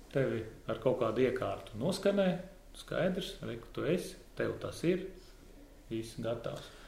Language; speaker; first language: Latvian; native; Latvian